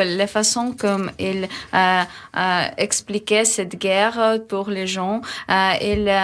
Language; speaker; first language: French; non-native, learner; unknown